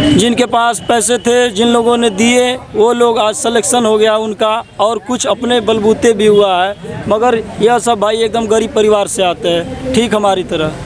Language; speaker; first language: Hindi; native; Hindi